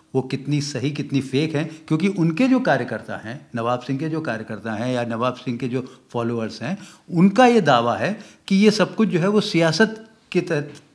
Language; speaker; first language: Hindi; native; Hindi